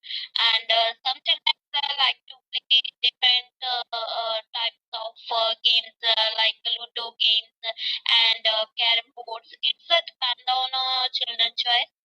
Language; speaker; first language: English; non-native, learner; Punjabi